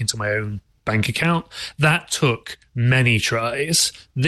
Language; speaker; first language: English; native; English